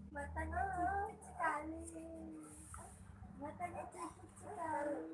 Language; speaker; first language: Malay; non-native, local second language; Balinese